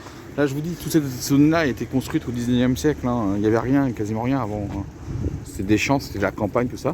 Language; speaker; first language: French; native; French